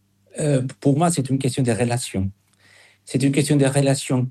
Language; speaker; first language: French; non-native, fluent; Spanish